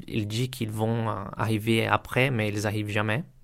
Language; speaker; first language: French; non-native, learner; Portuguese